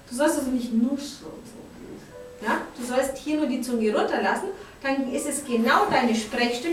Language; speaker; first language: German; native; German